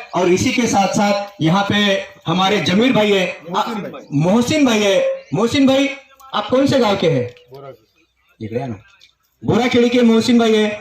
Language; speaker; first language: Hindi; non-native, local second language; Marathi